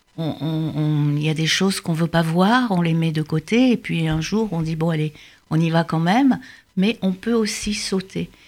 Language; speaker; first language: French; native; French